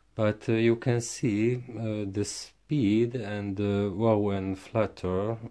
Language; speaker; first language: English; non-native, learner; Hungarian